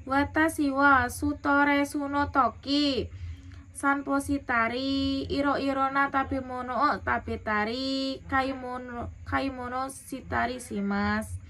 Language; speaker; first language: Japanese; non-native, learner; Indonesian